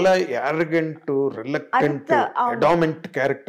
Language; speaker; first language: Telugu; native; Telugu